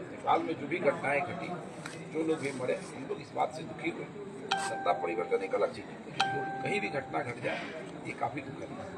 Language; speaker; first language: Hindi; native; Hindi